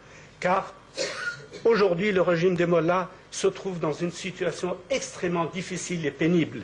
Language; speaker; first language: French; native; French